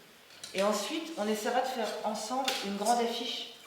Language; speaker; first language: French; native; French